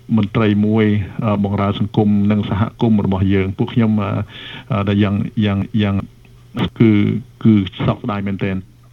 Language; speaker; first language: Khmer; early bilingual, other home language; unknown